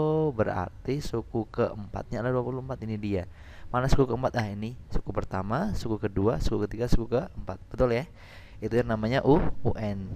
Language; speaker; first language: Indonesian; native; Indonesian